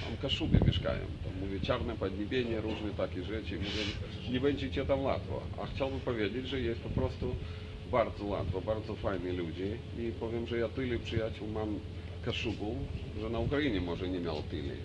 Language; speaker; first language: Polish; non-native, fluent; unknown